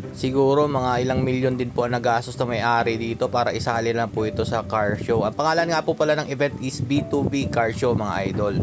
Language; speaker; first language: Filipino; non-native, local second language; Cebuano